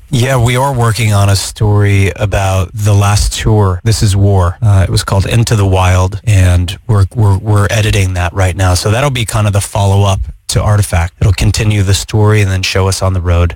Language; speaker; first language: English; native; English